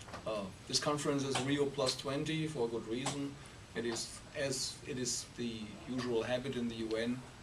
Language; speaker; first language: English; non-native, fluent; German